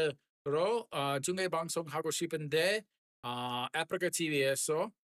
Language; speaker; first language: Korean; non-native, learner; English